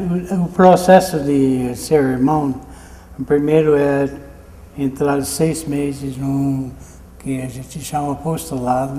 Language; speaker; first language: Portuguese; non-native, fluent; English